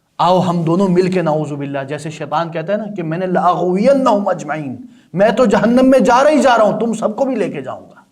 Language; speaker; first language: Urdu; non-native, local second language; Balti